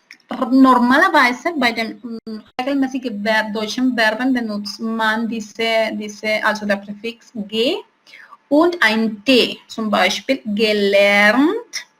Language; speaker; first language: German; non-native, fluent; Spanish